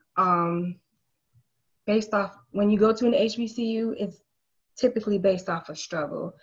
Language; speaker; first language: English; native; English